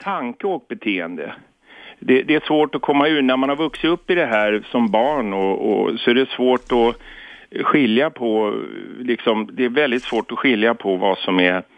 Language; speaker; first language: Swedish; native; Swedish